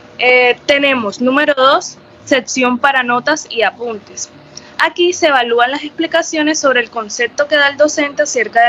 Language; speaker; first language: Spanish; native; Spanish